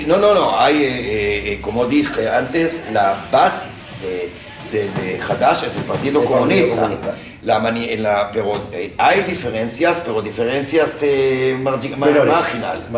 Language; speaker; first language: Spanish; non-native, fluent; Hebrew